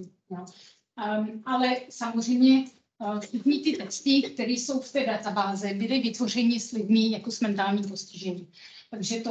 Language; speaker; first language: Czech; non-native, fluent; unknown